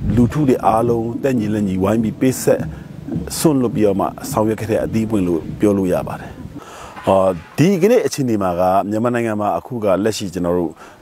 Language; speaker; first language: Burmese; non-native, local second language; Shwe Palaung